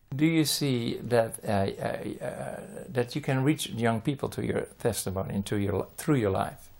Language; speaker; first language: English; non-native, fluent; Dutch